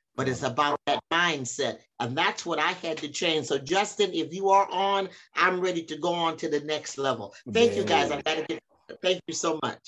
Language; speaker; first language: English; native; English